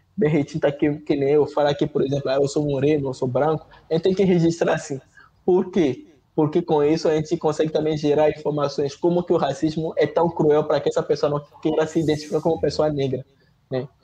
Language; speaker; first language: Portuguese; non-native, fluent; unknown